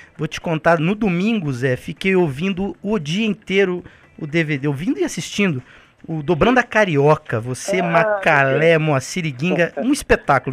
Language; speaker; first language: Portuguese; native; Portuguese